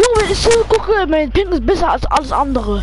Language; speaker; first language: German; native; German